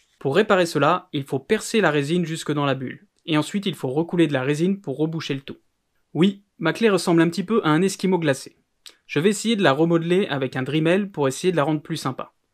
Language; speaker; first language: French; native; French